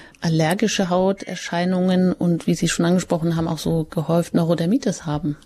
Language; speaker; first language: German; native; German